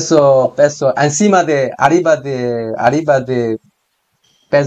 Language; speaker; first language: Spanish; non-native, learner; Korean